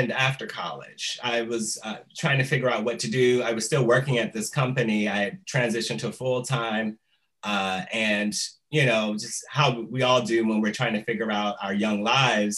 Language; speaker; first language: English; native; English